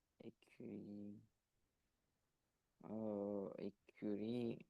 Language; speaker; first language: French; non-native, learner; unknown